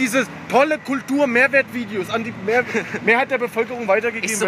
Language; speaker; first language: German; native; German